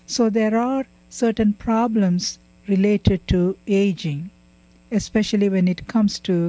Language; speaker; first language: English; non-native, local second language; Tamil